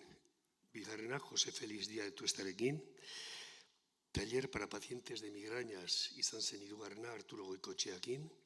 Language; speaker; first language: Basque; native; Basque